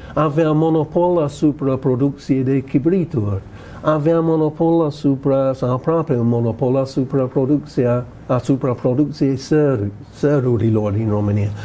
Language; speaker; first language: Romanian; non-native, fluent; English